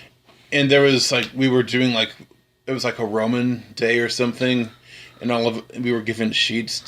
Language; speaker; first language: English; native; English